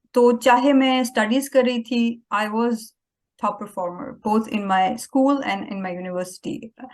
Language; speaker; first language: Urdu; native; Urdu